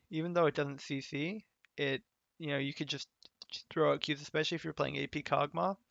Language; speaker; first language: English; native; English